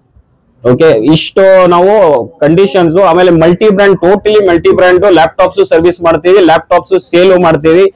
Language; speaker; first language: Kannada; non-native, local second language; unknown